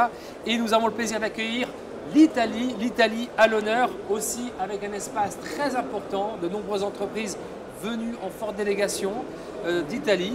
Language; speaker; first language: French; native; French